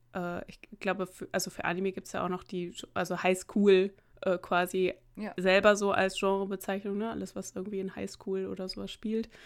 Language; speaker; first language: German; native; German